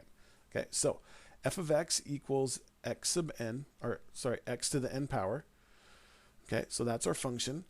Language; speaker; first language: English; native; English